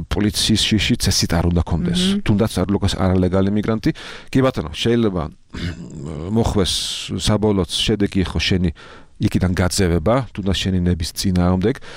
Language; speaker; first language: Georgian; non-native, fluent; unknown